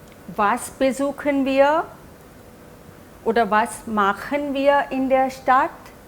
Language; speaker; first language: German; non-native, fluent; Hindi